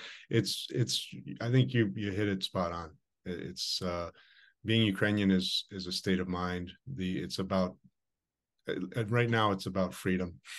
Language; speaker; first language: English; early bilingual, other home language; Ukrainian